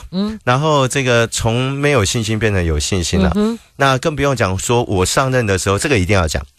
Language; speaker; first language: Chinese; native; Chinese